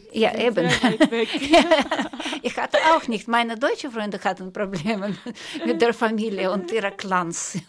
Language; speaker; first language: German; non-native, fluent; Russian